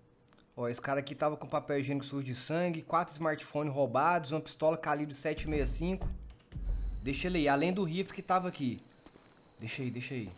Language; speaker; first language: Portuguese; native; Portuguese